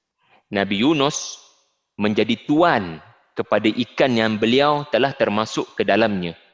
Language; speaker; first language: Malay; native; Malay